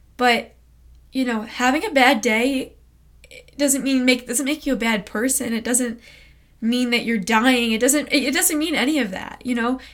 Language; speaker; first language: English; native; English